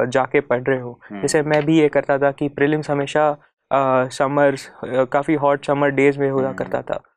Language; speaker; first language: Hindi; non-native, local second language; Marathi